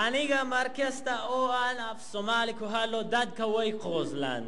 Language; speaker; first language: Somali; non-native, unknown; Spanish